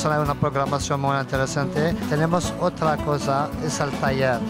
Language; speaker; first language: Spanish; non-native, fluent; Arabic